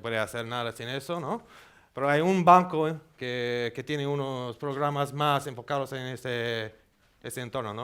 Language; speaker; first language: Spanish; non-native, fluent; English